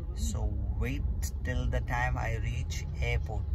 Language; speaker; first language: English; non-native, local second language; Hindi